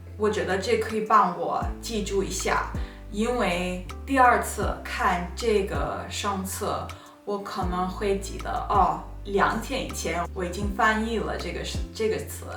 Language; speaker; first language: Chinese; non-native, learner; Spanish